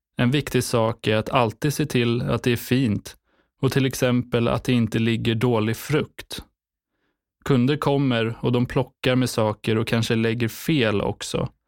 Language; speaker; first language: Swedish; non-native, fluent; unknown